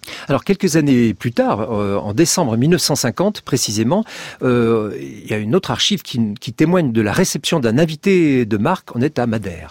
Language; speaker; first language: French; native; French